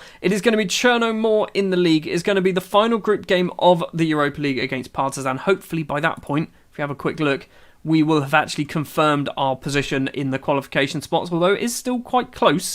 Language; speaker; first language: English; native; English